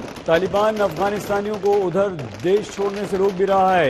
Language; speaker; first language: Hindi; native; Hindi